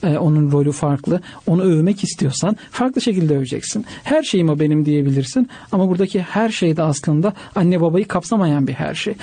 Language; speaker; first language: Turkish; native; Turkish